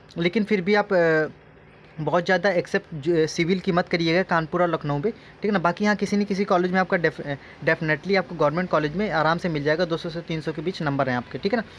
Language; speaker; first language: Hindi; native; Hindi